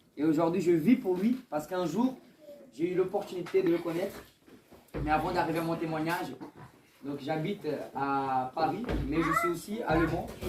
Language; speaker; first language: French; early bilingual, other home language; Portuguese